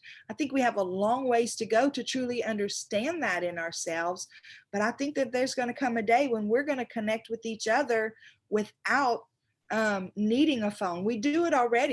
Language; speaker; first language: English; native; English